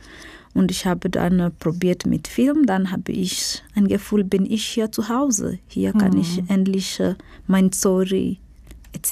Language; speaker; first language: German; non-native, fluent; Swahili